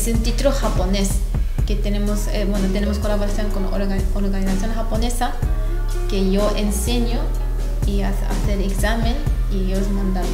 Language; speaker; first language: Spanish; non-native, fluent; Japanese